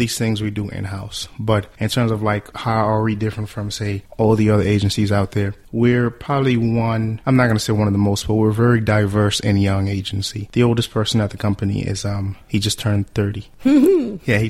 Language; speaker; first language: English; early bilingual, other home language; Haitian Creole